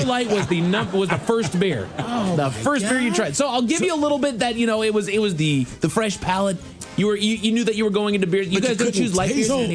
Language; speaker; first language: English; native; English